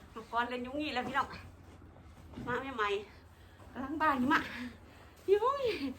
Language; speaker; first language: Thai; native; Thai